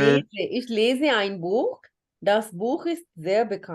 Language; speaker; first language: German; non-native, fluent; Urdu